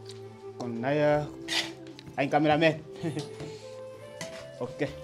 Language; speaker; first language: Portuguese; non-native, learner; Vietnamese